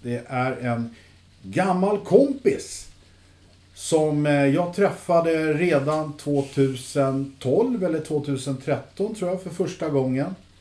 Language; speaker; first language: Swedish; native; Swedish